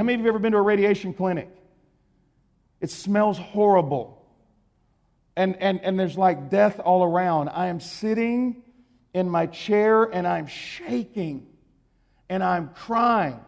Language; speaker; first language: English; native; English